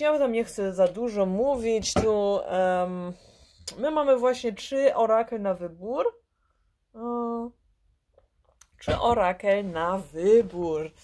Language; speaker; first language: Polish; early bilingual, heritage; Polish